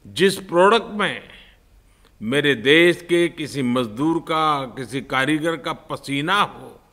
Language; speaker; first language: Hindi; non-native, local second language; Gujarati